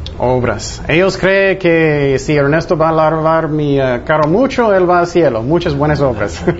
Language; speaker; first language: Spanish; non-native, fluent; English